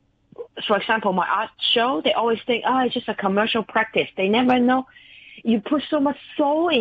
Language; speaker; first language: English; non-native, local second language; Cantonese